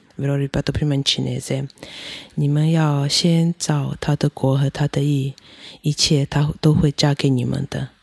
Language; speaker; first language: Italian; early bilingual, other home language; Chinese